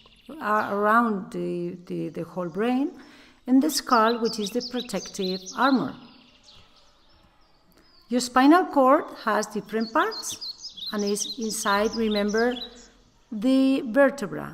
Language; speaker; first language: English; non-native, fluent; Spanish